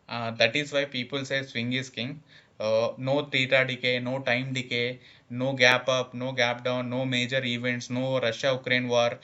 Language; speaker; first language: English; non-native, local second language; Telugu